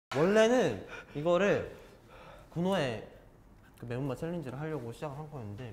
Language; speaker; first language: Korean; native; Korean